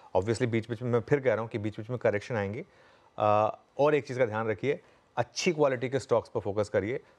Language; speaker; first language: Hindi; native; Hindi